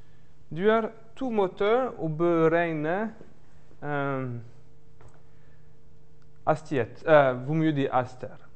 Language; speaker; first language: Norwegian; non-native, learner; French